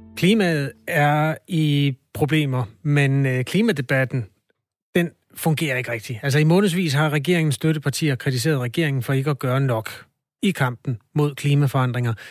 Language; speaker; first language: Danish; native; Danish